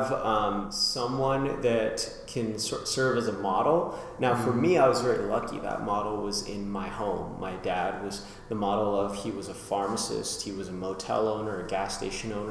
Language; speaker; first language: English; native; English